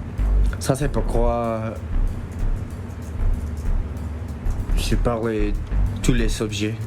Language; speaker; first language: French; non-native, learner; English